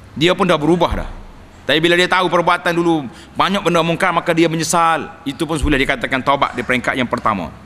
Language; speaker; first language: Malay; native; Malay